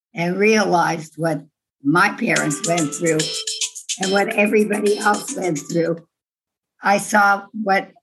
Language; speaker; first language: English; non-native, fluent; Dutch